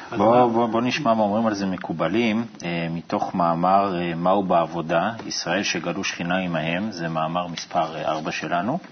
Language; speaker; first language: Hebrew; native; Hebrew